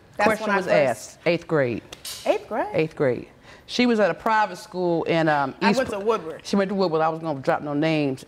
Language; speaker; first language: English; native; English